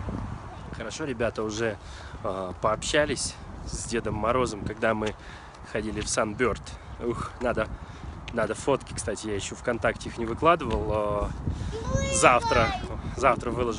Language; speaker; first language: Russian; native; Russian